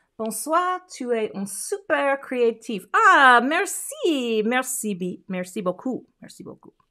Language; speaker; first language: French; non-native, learner; English